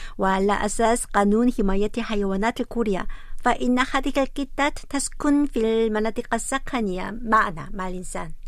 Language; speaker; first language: Arabic; non-native, fluent; Korean